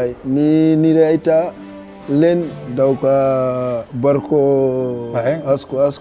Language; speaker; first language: Basque; non-native, learner; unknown